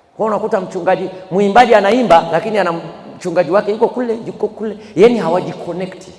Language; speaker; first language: Swahili; native; Swahili